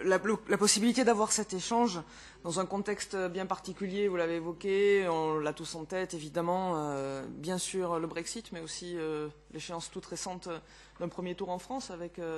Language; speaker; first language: French; native; French